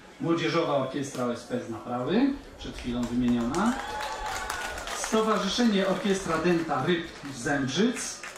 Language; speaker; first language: Polish; native; Polish